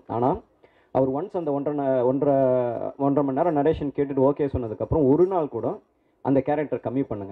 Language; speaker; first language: Tamil; native; Tamil